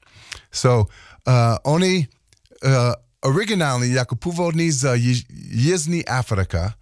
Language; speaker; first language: Czech; non-native, learner; English